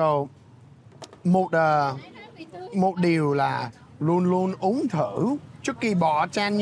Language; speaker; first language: Vietnamese; non-native, fluent; English